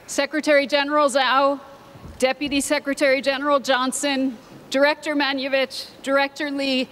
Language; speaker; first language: English; native; English